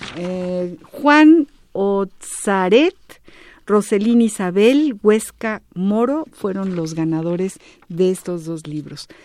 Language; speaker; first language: Spanish; native; Spanish